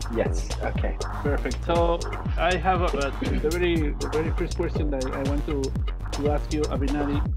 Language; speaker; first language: English; non-native, learner; Spanish